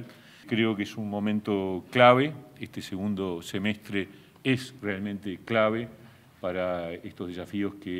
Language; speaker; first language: Spanish; native; Spanish